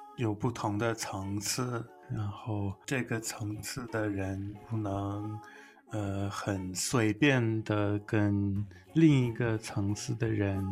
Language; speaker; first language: Chinese; non-native, learner; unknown